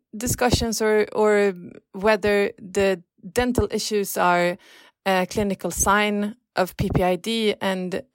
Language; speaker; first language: English; non-native, fluent; Swedish